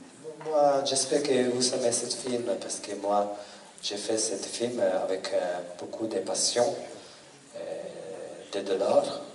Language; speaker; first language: French; non-native, learner; Italian